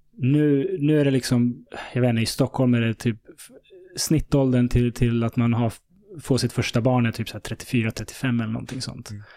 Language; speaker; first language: Swedish; early bilingual, other home language; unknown